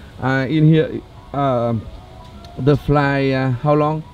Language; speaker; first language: English; non-native, learner; Vietnamese